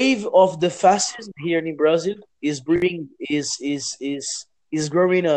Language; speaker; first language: English; non-native, learner; Portuguese